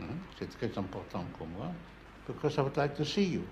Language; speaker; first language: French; non-native, fluent; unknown